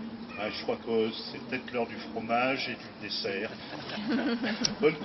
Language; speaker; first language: French; native; French